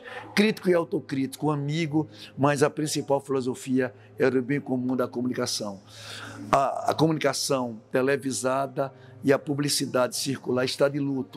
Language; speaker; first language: Portuguese; native; Portuguese